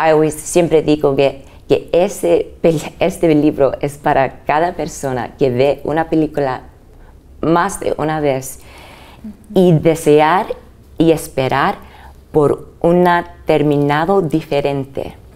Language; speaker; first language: Spanish; early bilingual, other home language; English